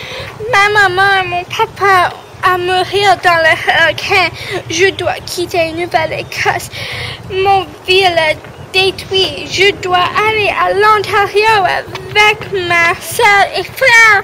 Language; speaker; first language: French; non-native, learner; English